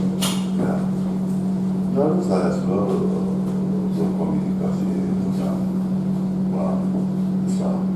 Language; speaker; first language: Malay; non-native, learner; Japanese